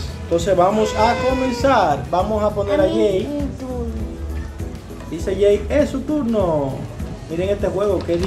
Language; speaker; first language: Spanish; native; Spanish